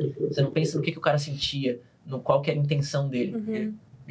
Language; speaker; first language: Portuguese; native; Portuguese